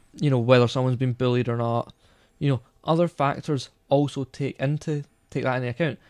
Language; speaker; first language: English; native; English